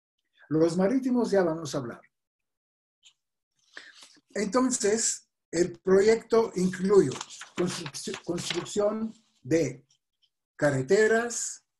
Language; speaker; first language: Spanish; non-native, fluent; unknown